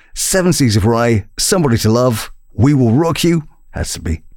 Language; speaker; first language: English; native; English